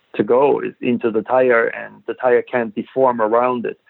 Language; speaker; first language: English; non-native, fluent; German